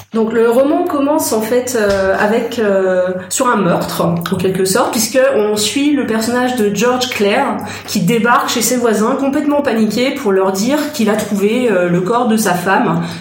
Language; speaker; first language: French; native; French